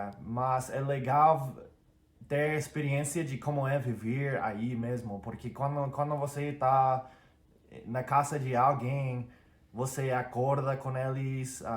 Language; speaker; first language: Portuguese; non-native, fluent; English